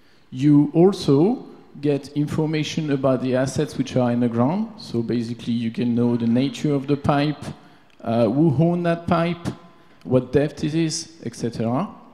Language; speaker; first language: English; non-native, fluent; French